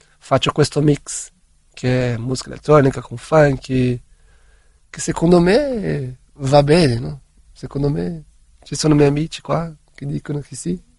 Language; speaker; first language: Italian; non-native, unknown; Portuguese